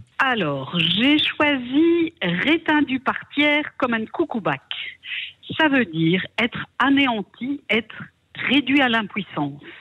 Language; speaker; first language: French; native; French